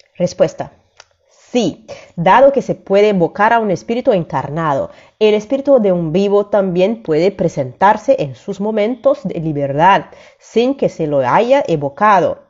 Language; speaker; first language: Spanish; non-native, fluent; Portuguese